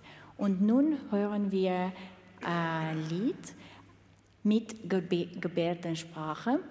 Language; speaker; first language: German; non-native, fluent; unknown